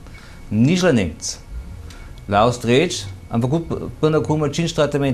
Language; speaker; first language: Romanian; non-native, fluent; German